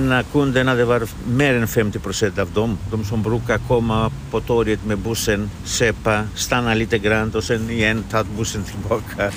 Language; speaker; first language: Swedish; non-native, fluent; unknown